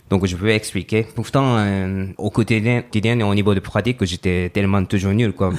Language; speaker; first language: French; non-native, fluent; Japanese